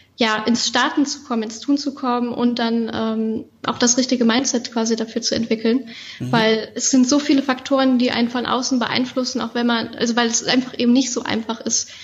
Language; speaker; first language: German; native; German